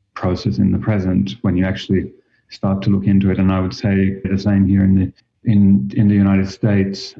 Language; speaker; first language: English; non-native, fluent; Finnish